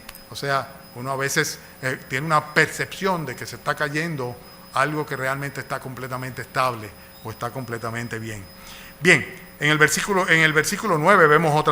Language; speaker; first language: Spanish; native; Spanish